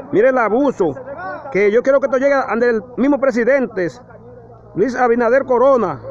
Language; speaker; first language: Spanish; native; Spanish